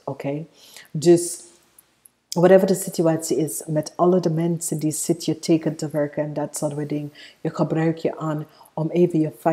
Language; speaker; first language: Dutch; non-native, fluent; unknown